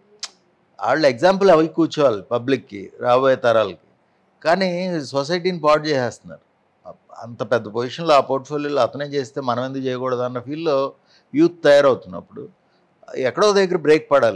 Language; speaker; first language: Telugu; native; Telugu